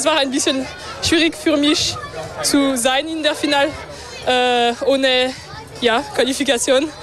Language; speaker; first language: German; non-native, local second language; French